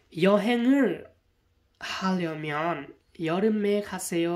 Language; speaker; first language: Korean; non-native, learner; Hmong